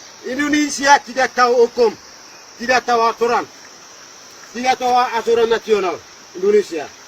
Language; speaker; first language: Indonesian; non-native, local second language; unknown